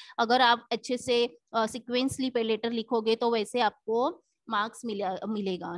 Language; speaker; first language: Hindi; non-native, local second language; Marathi